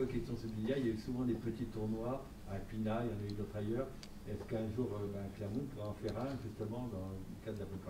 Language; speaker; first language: French; native; French